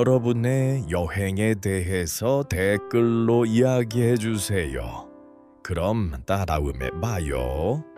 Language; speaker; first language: Korean; non-native, learner; Uzbek